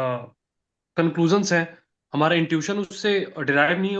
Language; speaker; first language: Hindi; native; Hindi